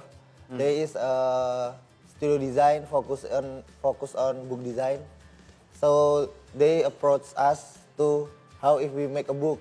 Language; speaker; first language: English; non-native, learner; Indonesian